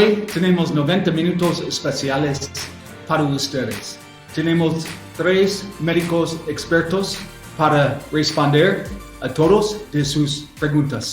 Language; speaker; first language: Spanish; non-native, learner; English